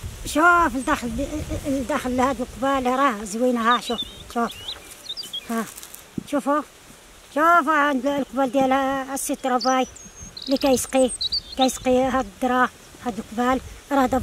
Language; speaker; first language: Arabic; non-native, local second language; Central Atlas Tamazight